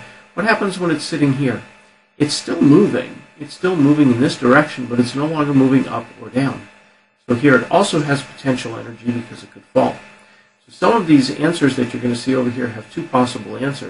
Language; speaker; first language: English; native; English